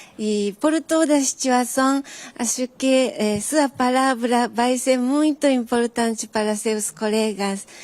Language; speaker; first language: Portuguese; non-native, fluent; Japanese